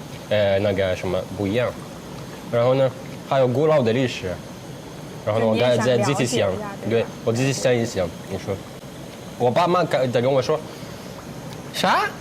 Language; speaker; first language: Chinese; non-native, learner; Arabic